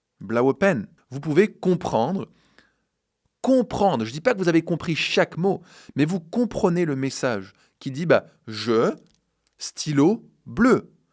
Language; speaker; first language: French; native; French